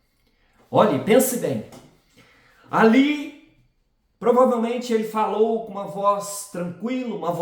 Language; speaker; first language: Portuguese; native; Portuguese